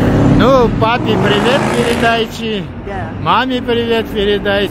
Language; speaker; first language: Russian; non-native, fluent; Armenian